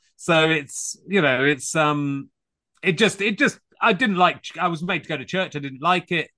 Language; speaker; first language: English; native; English